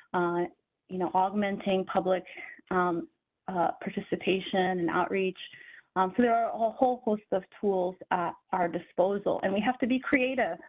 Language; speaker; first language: English; native; English